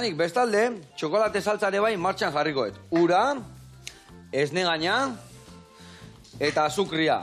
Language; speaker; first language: Basque; native; Basque